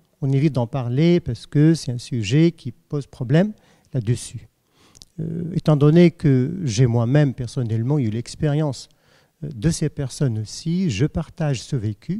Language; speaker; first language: French; non-native, fluent; Arabic